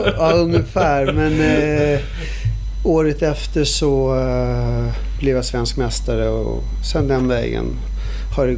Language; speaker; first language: Swedish; early bilingual, other home language; Arabic